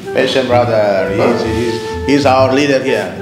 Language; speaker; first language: English; non-native, learner; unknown